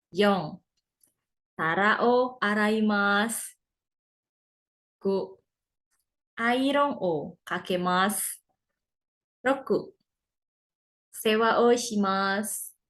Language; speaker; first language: Japanese; non-native, fluent; Indonesian